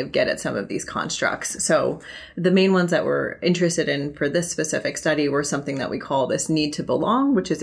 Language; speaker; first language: English; native; English